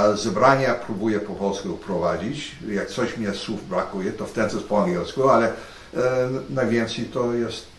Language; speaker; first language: Polish; early bilingual, heritage; Polish